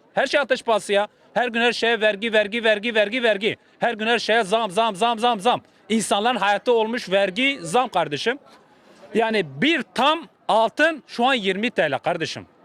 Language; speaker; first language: Turkish; native; Turkish